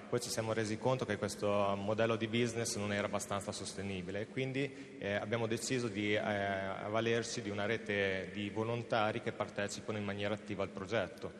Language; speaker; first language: Italian; native; Italian